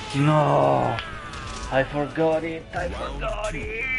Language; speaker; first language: English; non-native, learner; Italian